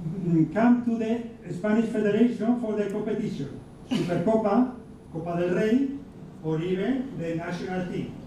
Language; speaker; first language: English; non-native, fluent; Spanish